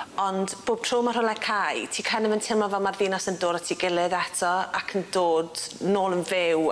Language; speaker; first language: Welsh; native; Welsh